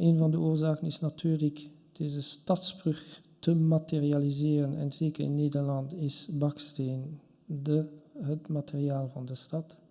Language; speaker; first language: Dutch; non-native, local second language; French